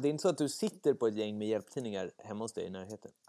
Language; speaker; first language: Swedish; native; Swedish